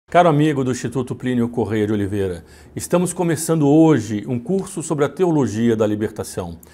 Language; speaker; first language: Portuguese; native; Portuguese